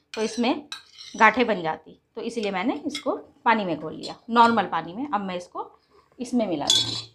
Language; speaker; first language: Hindi; native; Hindi